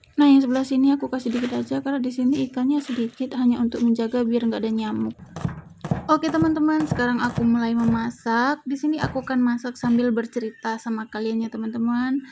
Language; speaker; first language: Indonesian; native; Indonesian